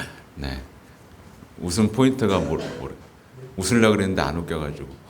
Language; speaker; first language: Korean; native; Korean